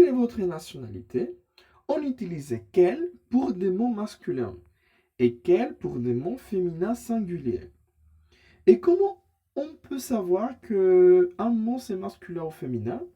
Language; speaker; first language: French; non-native, fluent; Spanish